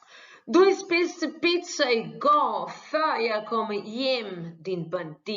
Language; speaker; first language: Danish; non-native, fluent; Portuguese